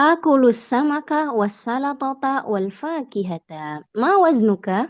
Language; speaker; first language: Arabic; non-native, fluent; Indonesian